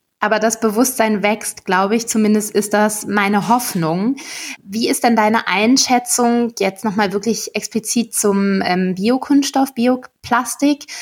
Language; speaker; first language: German; native; German